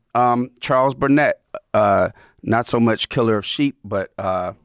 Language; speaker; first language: English; native; English